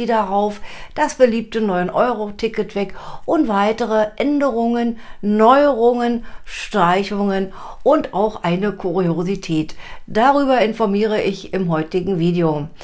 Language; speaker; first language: German; native; German